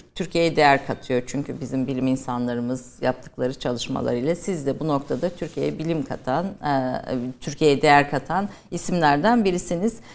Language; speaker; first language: Turkish; native; Turkish